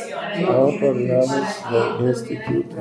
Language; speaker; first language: Spanish; non-native, learner; English